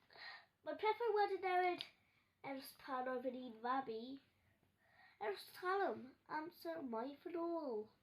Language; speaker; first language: Welsh; non-native, local second language; English